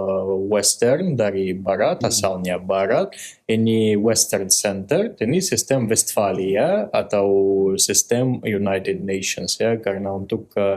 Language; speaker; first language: Indonesian; non-native, fluent; Russian